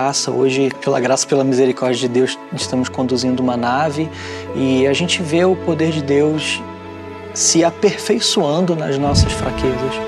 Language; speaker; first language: Portuguese; native; Portuguese